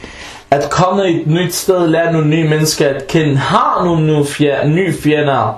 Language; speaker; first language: Danish; non-native, fluent; Arabic